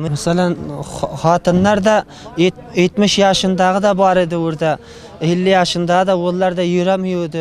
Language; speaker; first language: Turkish; non-native, learner; Uzbek